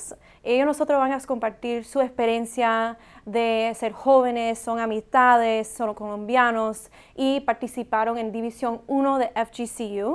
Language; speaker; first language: Spanish; non-native, learner; English